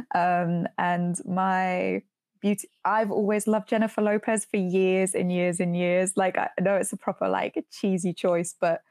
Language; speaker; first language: English; native; English